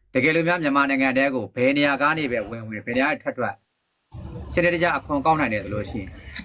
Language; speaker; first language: Burmese; native; Burmese